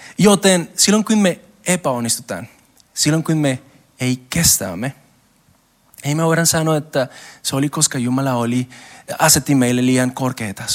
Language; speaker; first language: Finnish; non-native, learner; Spanish